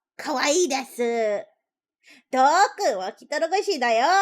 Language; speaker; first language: Japanese; non-native, learner; English